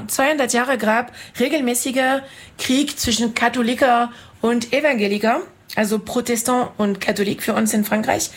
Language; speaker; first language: German; non-native, fluent; French